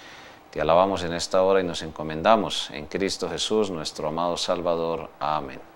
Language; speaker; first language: Spanish; native; Spanish